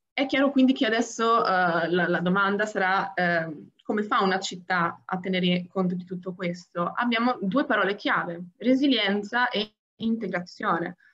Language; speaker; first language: Italian; native; Italian